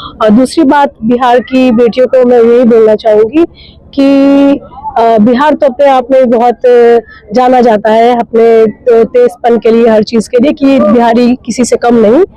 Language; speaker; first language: Hindi; native; Hindi